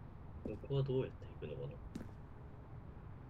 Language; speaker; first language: Japanese; native; Japanese